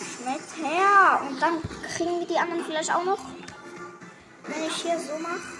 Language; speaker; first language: German; native; German